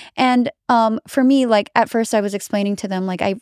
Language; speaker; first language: English; native; English